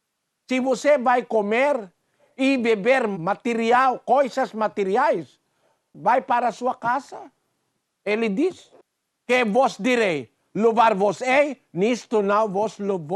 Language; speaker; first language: Portuguese; non-native, learner; Filipino